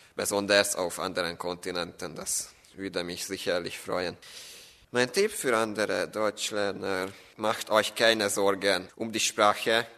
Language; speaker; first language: German; non-native, fluent; Hungarian